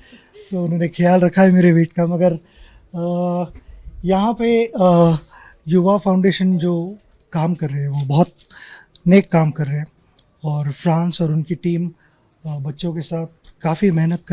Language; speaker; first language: Hindi; non-native, local second language; Marathi